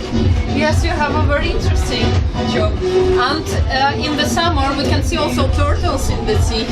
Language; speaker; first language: English; non-native, fluent; Russian